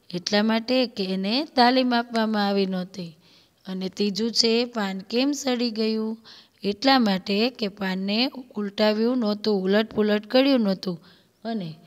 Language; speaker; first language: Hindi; non-native, local second language; Gujarati